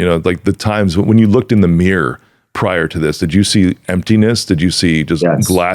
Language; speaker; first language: English; native; English